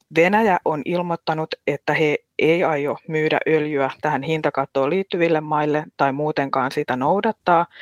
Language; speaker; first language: Finnish; native; Finnish